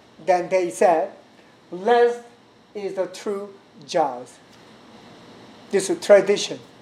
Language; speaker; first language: English; non-native, learner; Korean